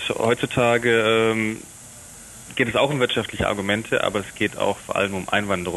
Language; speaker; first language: German; native; German